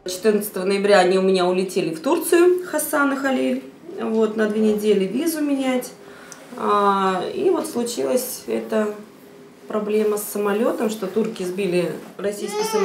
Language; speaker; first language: Russian; native; Russian